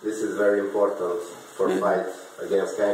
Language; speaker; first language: English; non-native, learner; Hungarian